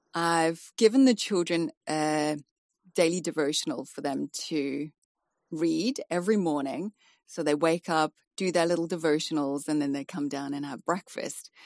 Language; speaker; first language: English; native; English